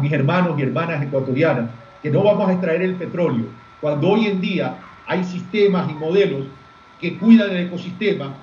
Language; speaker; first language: Spanish; native; Spanish